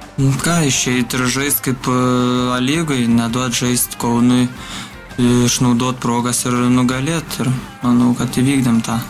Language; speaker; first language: Lithuanian; native; Lithuanian